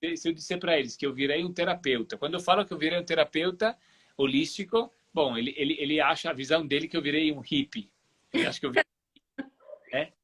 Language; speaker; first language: Portuguese; non-native, fluent; Italian